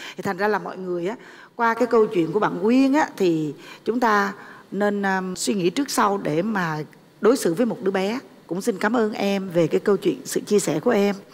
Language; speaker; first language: Vietnamese; native; Vietnamese